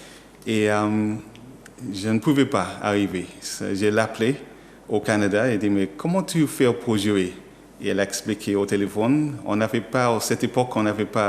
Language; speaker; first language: French; non-native, learner; English